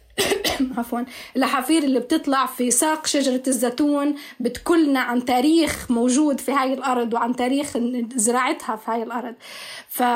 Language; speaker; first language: Arabic; native; Arabic